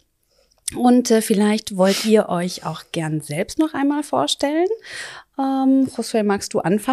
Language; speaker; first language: German; native; German